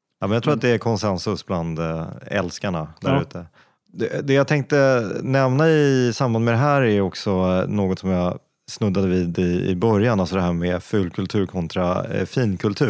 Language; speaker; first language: Swedish; native; Swedish